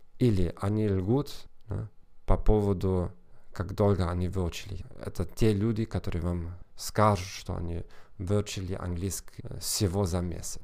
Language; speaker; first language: Russian; non-native, fluent; German